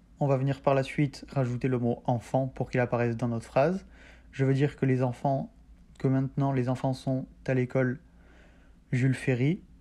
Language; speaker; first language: French; native; French